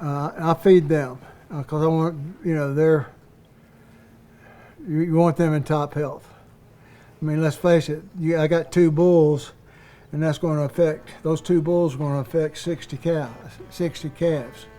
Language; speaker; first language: English; native; English